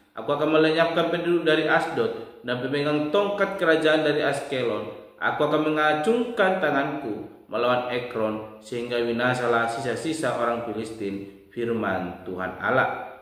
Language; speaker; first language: Indonesian; native; Indonesian